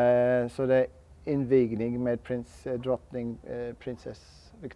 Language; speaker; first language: Swedish; non-native, learner; English